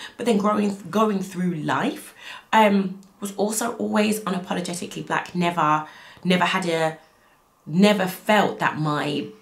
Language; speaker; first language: English; native; English